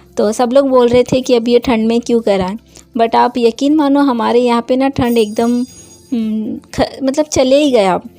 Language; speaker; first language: Hindi; non-native, local second language; Bangla